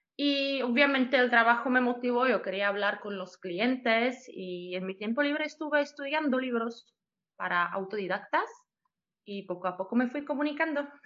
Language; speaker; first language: Spanish; non-native, fluent; Czech